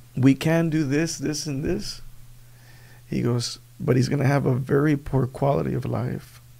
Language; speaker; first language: English; early bilingual, other home language; Spanish